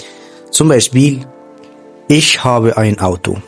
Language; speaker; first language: German; non-native, fluent; Arabic